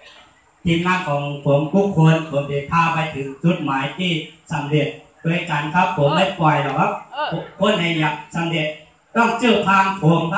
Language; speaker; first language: Thai; non-native, local second language; Shan